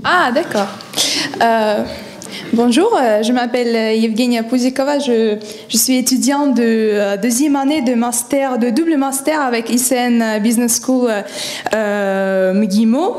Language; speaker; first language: French; non-native, fluent; Russian